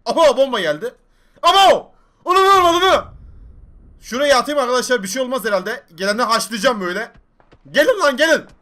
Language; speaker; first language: Turkish; native; Turkish